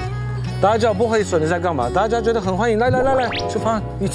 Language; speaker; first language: Chinese; non-native, fluent; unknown